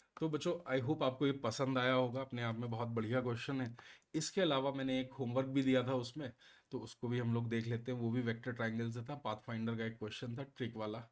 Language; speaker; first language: Hindi; native; Hindi